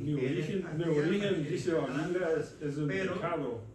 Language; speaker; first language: Spanish; non-native, learner; Russian